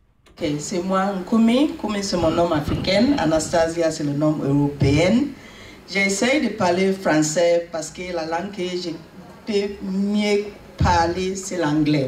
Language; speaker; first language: French; non-native, learner; English